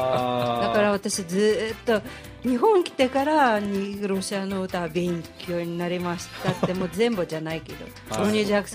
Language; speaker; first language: Japanese; non-native, fluent; Russian